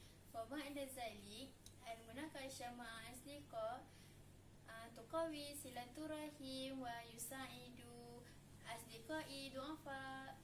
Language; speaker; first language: Arabic; non-native, learner; Indonesian